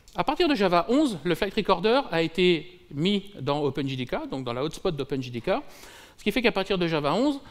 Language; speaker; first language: French; native; French